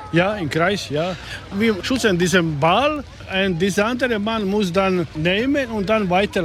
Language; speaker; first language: German; non-native, learner; Croatian